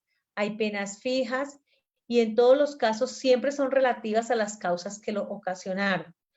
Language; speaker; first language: Spanish; native; Spanish